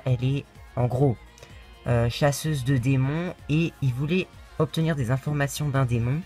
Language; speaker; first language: French; native; French